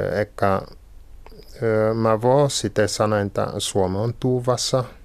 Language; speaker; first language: Finnish; non-native, learner; French